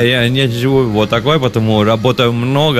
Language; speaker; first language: Russian; non-native, learner; Italian